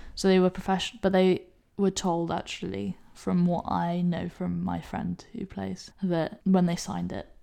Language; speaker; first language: English; native; English